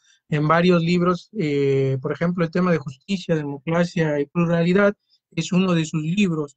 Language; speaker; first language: Spanish; native; Spanish